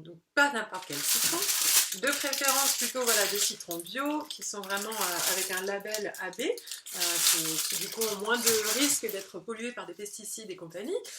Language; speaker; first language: French; native; French